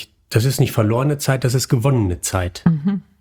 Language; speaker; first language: German; native; German